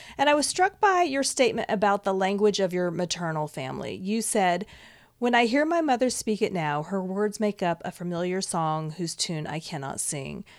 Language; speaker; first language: English; native; English